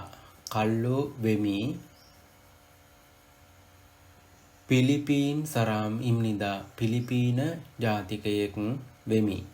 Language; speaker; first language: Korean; non-native, fluent; Sinhala